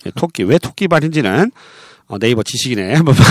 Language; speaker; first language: Korean; native; Korean